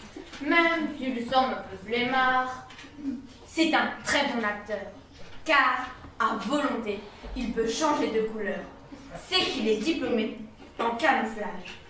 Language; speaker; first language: French; native; French